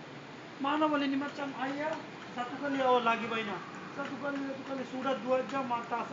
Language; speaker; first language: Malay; non-native, local second language; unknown